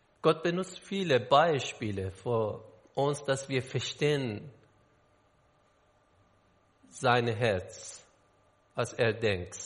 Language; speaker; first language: German; non-native, learner; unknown